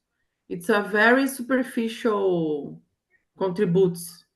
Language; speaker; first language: English; non-native, learner; Portuguese